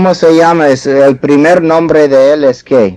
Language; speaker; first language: Spanish; non-native, fluent; English